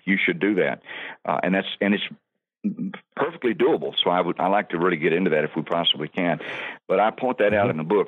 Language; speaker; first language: English; native; English